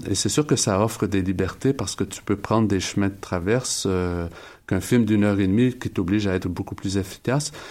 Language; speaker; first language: French; native; French